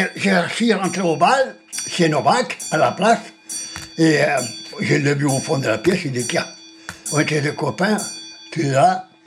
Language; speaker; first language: French; non-native, fluent; Spanish